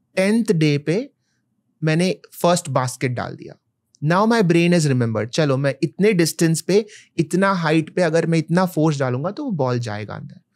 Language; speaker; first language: Hindi; non-native, local second language; Malayalam